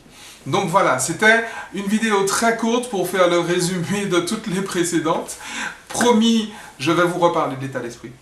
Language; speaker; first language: French; native; French